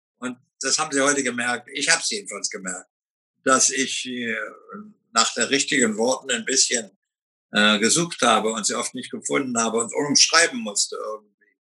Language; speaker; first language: German; native; German